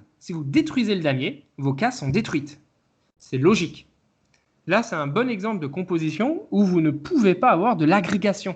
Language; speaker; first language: French; native; French